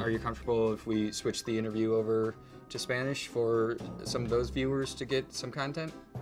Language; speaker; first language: English; native; English